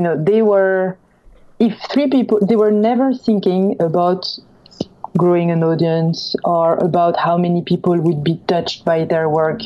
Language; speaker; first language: English; non-native, fluent; French